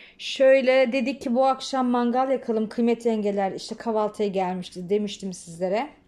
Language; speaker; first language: Turkish; early bilingual, heritage; Turkish